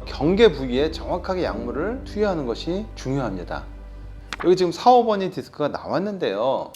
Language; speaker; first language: Korean; native; Korean